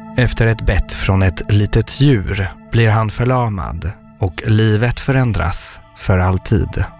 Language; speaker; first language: Swedish; non-native, fluent; French